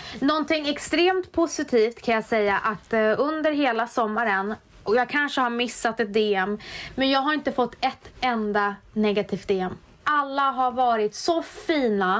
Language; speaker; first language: Swedish; native; Swedish